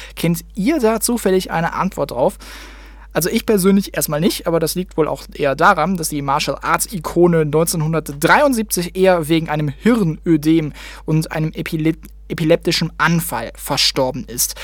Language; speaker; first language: German; native; German